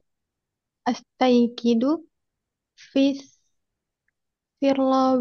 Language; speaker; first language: Arabic; non-native, learner; Indonesian